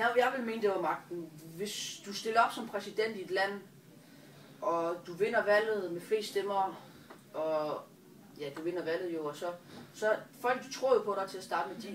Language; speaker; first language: Danish; native; Danish